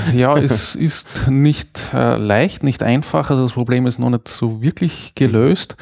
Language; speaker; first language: German; native; German